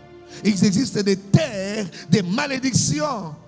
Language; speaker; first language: French; non-native, local second language; Lingala